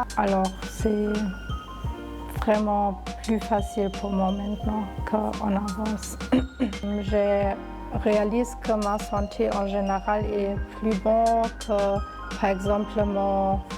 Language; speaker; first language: French; non-native, local second language; Luxembourgish